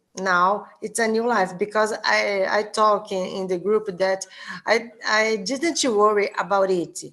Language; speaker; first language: English; non-native, learner; Portuguese